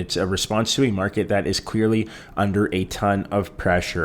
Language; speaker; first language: English; native; English